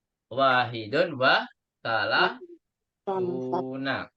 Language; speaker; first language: Arabic; non-native, learner; Indonesian